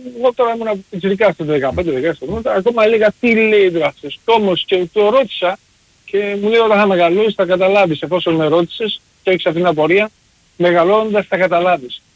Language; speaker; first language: Greek; early bilingual, heritage; Greek